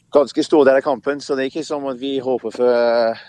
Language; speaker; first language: Norwegian; non-native, fluent; English